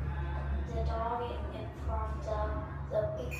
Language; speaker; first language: English; non-native, learner; Vietnamese